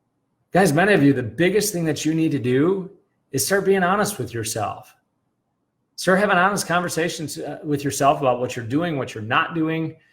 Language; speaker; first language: English; native; English